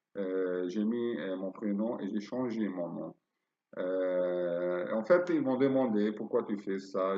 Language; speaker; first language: French; non-native, fluent; Arabic